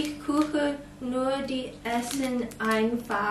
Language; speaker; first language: German; non-native, learner; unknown